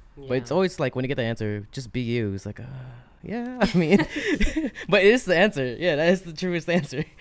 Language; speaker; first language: English; native; English